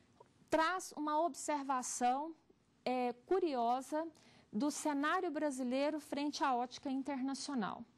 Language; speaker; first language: Portuguese; native; Portuguese